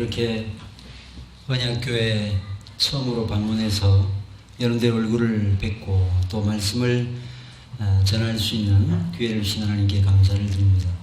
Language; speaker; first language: Korean; native; Korean